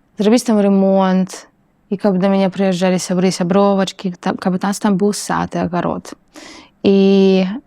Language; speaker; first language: Belarusian; native; Belarusian